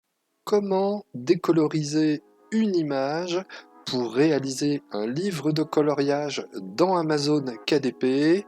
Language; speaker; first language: French; native; French